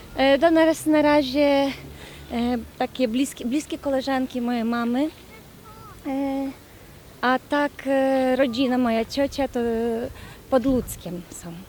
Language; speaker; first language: Polish; non-native, fluent; Ukrainian